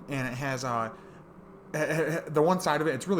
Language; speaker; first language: English; native; English